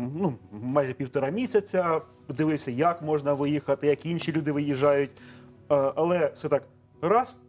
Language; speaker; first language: Ukrainian; native; Ukrainian